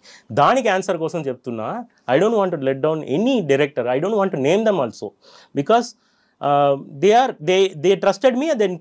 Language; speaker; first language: Telugu; non-native, fluent; Tamil